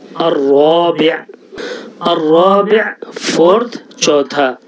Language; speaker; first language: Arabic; non-native, fluent; Urdu